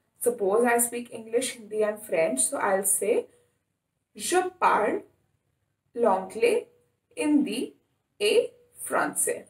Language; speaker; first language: French; non-native, fluent; Hindi